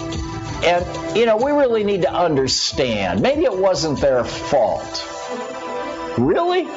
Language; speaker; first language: English; native; English